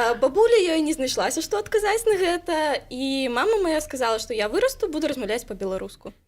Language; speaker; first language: Belarusian; native; Belarusian